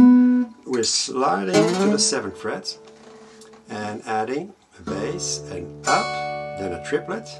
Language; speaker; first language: English; non-native, fluent; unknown